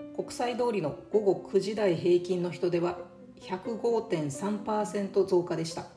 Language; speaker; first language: Japanese; native; Japanese